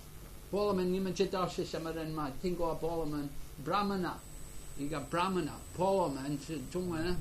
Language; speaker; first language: Chinese; non-native, fluent; English